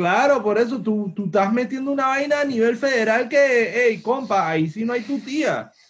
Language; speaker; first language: Spanish; native; Spanish